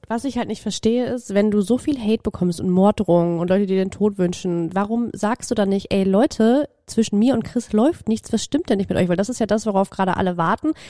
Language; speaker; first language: German; native; German